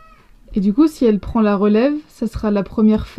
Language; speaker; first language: French; native; French